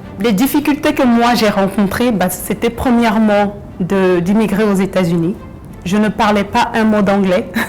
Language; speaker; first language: French; early bilingual, other home language; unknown